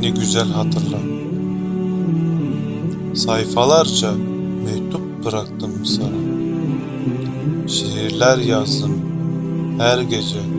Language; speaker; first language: Turkish; native; Turkish